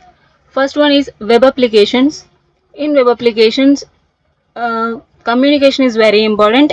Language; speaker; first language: English; non-native, local second language; Telugu